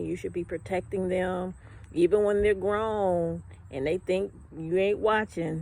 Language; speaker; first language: English; native; English